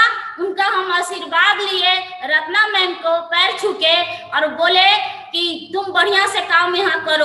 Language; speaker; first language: Hindi; non-native, local second language; Bhojpuri